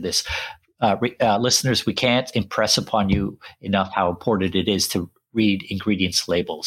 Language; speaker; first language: English; native; English